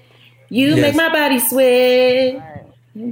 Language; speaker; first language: English; native; English